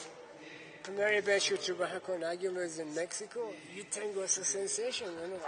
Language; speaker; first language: Spanish; non-native, learner; English